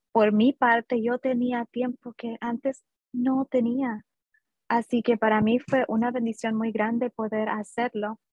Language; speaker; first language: Spanish; early bilingual, heritage; Spanish